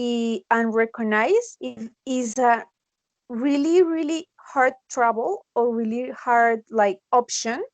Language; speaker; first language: English; non-native, learner; Spanish